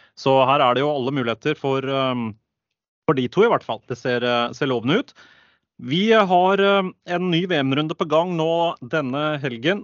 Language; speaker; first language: Norwegian; native; Norwegian